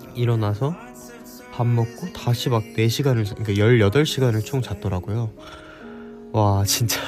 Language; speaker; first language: Korean; early bilingual, heritage; Korean